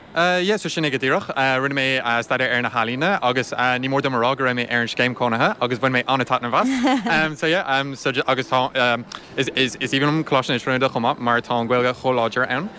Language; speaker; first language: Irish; early bilingual, heritage; Irish